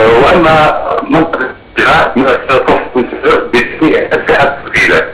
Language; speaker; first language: Arabic; native; Arabic